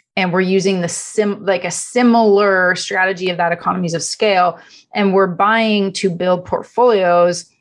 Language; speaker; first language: English; non-native, fluent; Italian